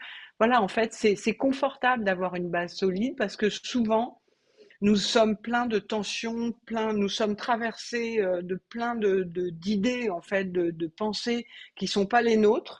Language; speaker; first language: French; native; French